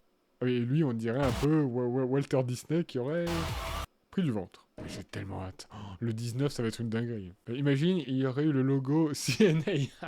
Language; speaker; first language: French; native; French